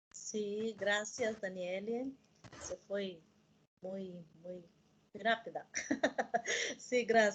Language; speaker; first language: Spanish; non-native, learner; Portuguese